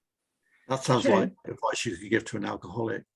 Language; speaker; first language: English; native; English